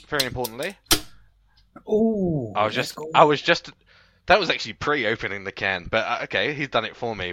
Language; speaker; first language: English; native; English